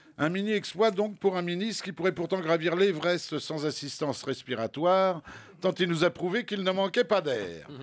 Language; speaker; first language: French; native; French